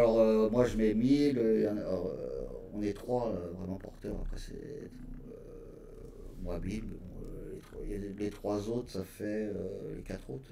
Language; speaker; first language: French; native; French